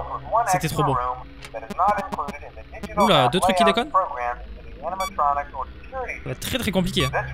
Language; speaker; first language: French; native; French